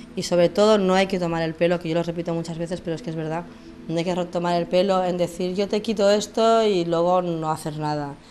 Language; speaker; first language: Spanish; native; Spanish